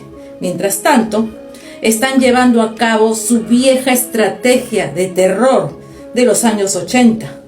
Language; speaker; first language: Spanish; native; Spanish